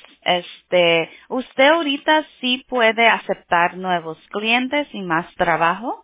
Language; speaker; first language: Spanish; early bilingual, heritage; Spanish